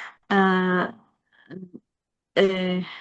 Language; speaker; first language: French; non-native, learner; Chinese